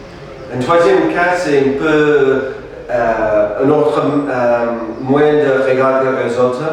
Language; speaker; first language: French; non-native, fluent; English